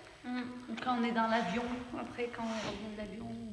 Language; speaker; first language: French; native; French